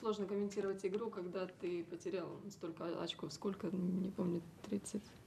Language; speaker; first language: Russian; native; Russian